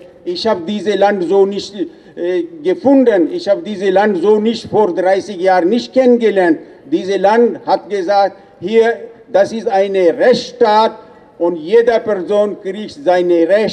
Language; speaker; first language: German; non-native, learner; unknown